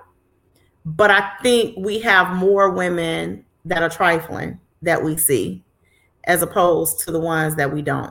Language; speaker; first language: English; native; English